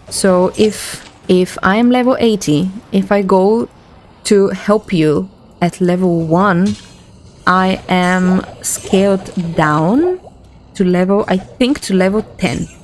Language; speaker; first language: English; non-native, fluent; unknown